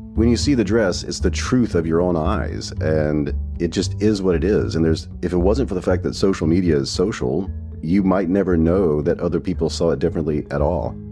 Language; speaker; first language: English; non-native, fluent; German